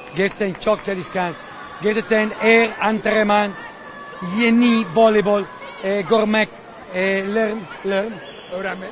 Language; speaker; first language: Turkish; non-native, learner; Italian